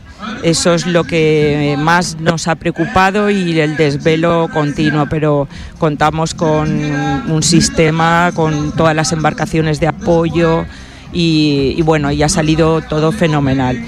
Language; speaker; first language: Spanish; native; Spanish